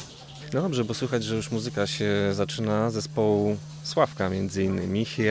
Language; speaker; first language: Polish; native; Polish